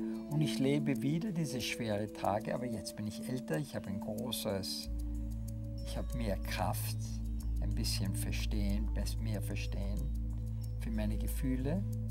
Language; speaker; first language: German; early bilingual, heritage; German